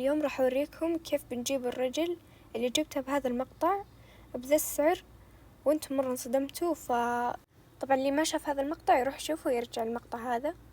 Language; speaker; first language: Arabic; native; Arabic